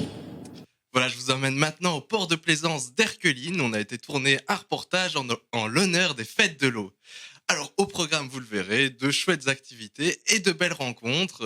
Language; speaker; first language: French; native; French